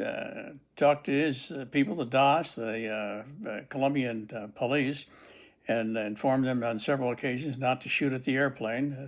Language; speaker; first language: English; native; English